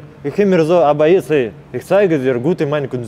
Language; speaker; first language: German; non-native, learner; Russian